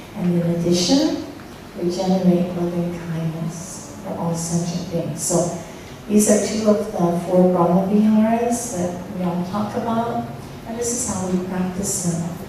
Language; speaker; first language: English; native; English